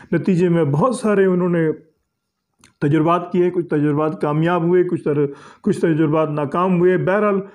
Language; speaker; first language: Urdu; native; Urdu